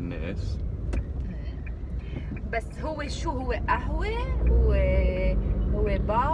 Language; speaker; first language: Arabic; native; Arabic